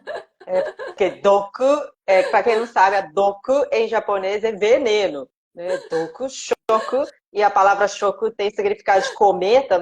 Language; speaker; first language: Portuguese; non-native, fluent; Japanese